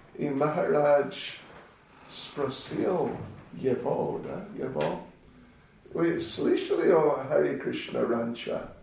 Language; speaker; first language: Russian; non-native, learner; English